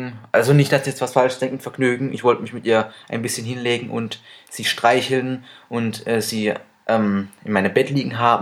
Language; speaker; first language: German; native; German